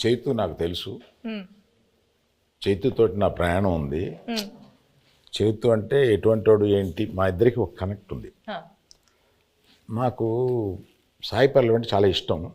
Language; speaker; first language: Telugu; native; Telugu